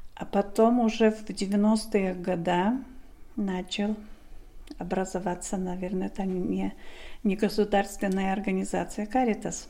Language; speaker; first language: Russian; non-native, local second language; Polish